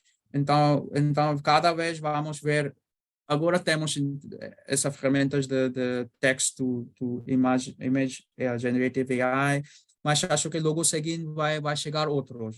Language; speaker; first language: Portuguese; non-native, learner; Bangla